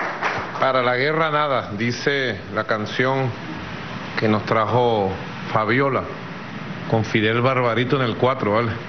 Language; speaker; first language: Spanish; native; Spanish